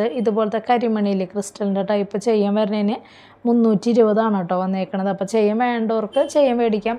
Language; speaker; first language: Malayalam; native; Malayalam